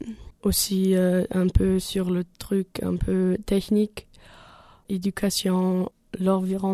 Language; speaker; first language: French; non-native, learner; German